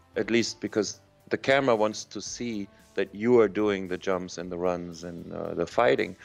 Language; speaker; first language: English; non-native, fluent; German